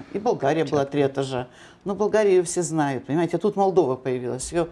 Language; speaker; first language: Russian; native; Russian